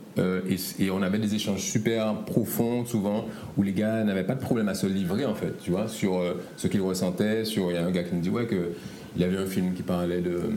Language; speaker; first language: French; native; French